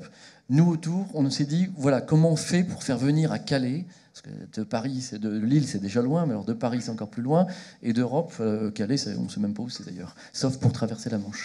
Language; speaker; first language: French; native; French